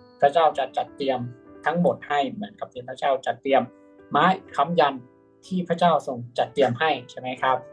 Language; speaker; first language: Thai; native; Thai